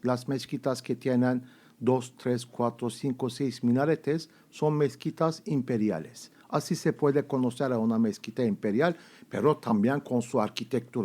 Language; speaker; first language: Spanish; non-native, fluent; Turkish